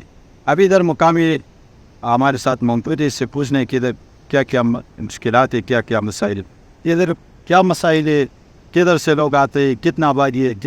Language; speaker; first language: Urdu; non-native, local second language; Pashto